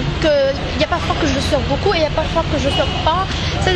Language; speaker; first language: French; non-native, local second language; Arabic